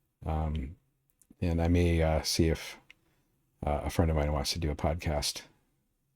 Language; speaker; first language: English; native; English